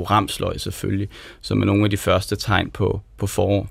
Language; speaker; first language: Danish; native; Danish